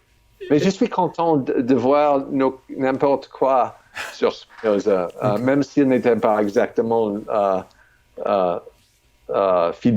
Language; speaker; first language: French; non-native, fluent; English